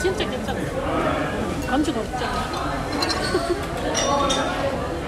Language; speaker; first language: Korean; non-native, learner; Japanese